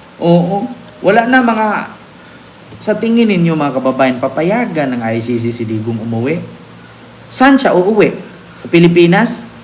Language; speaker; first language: Filipino; non-native, local second language; Cebuano